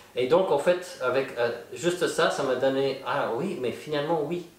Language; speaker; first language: French; non-native, fluent; English